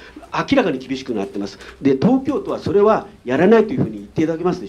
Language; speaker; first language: Japanese; native; Japanese